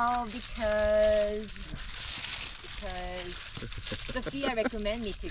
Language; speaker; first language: English; non-native, learner; Korean